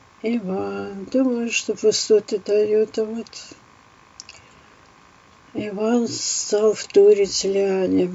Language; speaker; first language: Russian; native; Russian